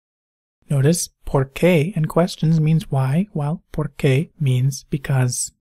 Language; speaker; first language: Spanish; non-native, fluent; English